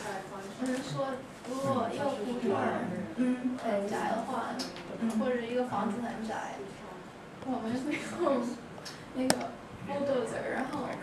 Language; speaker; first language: Chinese; non-native, learner; English